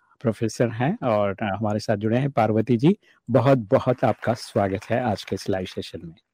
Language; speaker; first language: Hindi; native; Hindi